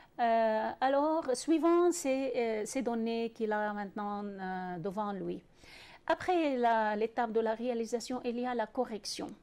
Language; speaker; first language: French; non-native, fluent; Arabic